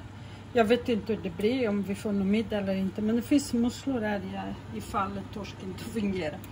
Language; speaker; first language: Swedish; non-native, fluent; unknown